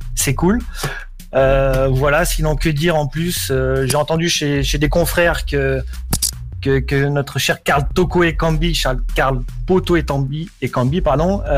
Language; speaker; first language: French; native; French